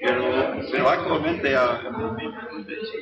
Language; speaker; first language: Spanish; non-native, fluent; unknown